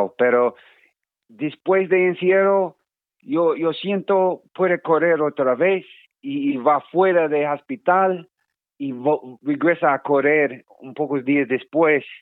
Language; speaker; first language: Spanish; non-native, learner; English